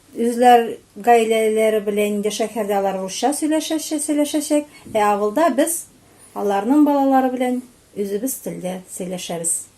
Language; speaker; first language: Tatar; non-native, local second language; Chuvash